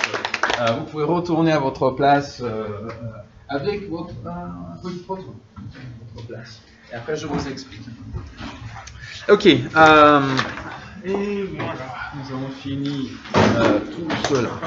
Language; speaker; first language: French; non-native, fluent; English